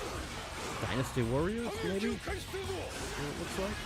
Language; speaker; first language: English; native; English